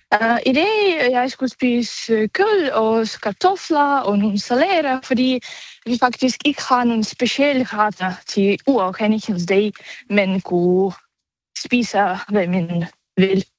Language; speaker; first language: Danish; non-native, fluent; Ukrainian